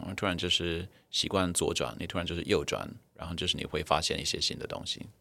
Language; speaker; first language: Chinese; non-native, fluent; English